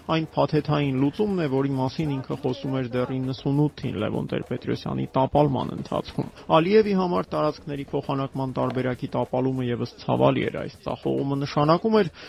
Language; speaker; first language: Armenian; native; Armenian